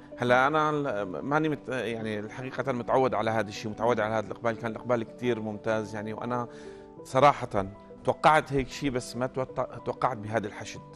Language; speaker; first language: Arabic; native; Arabic